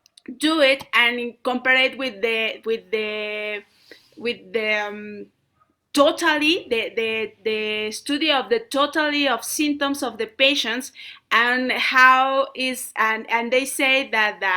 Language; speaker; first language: English; non-native, learner; Spanish